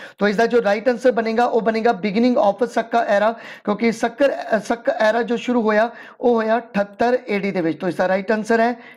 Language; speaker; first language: Hindi; non-native, local second language; Punjabi